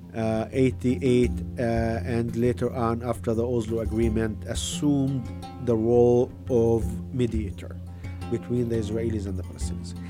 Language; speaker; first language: English; non-native, fluent; Arabic